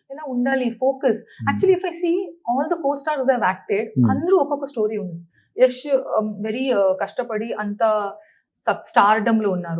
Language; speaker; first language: Telugu; non-native, learner; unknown